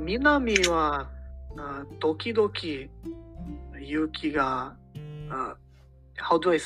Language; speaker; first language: Japanese; non-native, learner; Portuguese